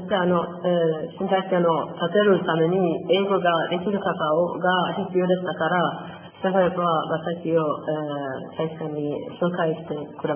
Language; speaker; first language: Japanese; non-native, learner; Persian